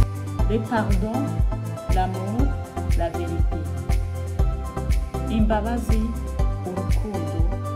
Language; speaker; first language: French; non-native, local second language; Kinyarwanda